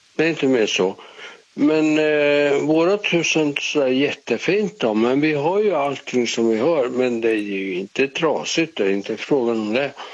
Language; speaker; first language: Swedish; native; Swedish